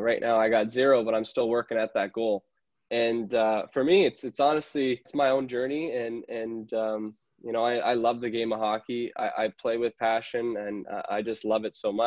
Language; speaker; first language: English; native; English